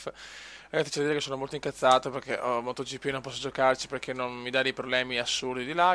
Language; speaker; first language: Italian; native; Italian